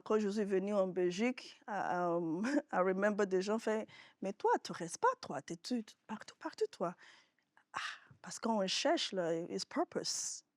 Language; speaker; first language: French; non-native, fluent; Yoruba